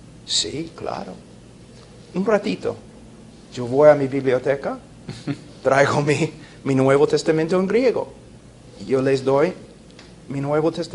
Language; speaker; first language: Spanish; non-native, fluent; English